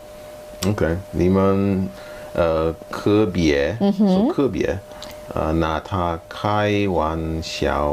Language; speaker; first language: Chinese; non-native, learner; English